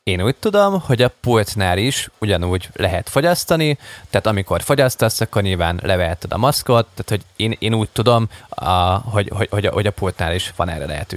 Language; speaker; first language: Hungarian; native; Hungarian